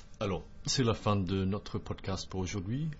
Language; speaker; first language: French; non-native, fluent; English